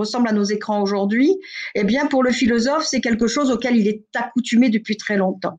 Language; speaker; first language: French; native; French